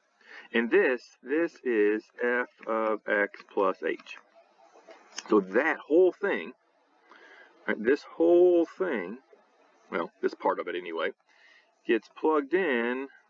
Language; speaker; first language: English; native; English